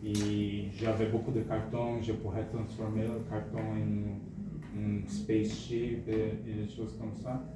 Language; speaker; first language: French; non-native, fluent; Portuguese